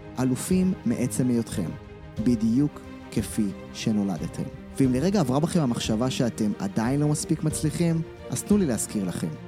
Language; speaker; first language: Hebrew; native; Hebrew